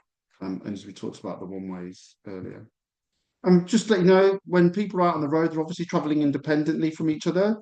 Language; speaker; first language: English; native; English